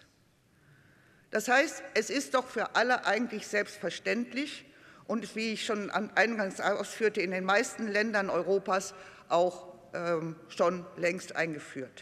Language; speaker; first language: German; native; German